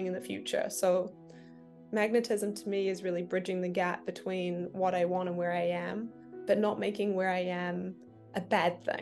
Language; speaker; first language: English; native; English